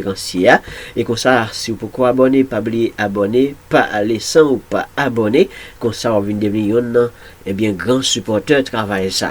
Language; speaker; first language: French; non-native, local second language; Haitian Creole